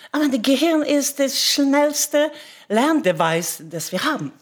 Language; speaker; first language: German; non-native, fluent; Norwegian